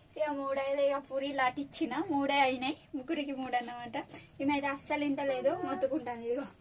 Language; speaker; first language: Telugu; non-native, local second language; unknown